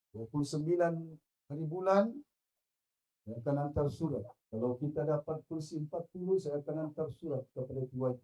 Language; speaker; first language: Malay; non-native, local second language; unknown